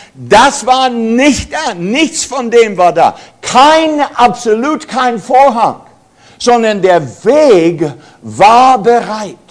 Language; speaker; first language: German; non-native, fluent; English